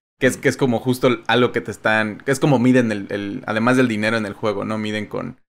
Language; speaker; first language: Spanish; native; Spanish